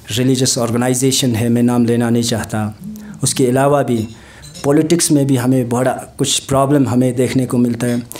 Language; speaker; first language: Hindi; non-native, local second language; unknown